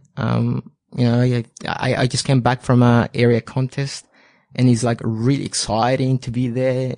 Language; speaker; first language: English; non-native, fluent; Spanish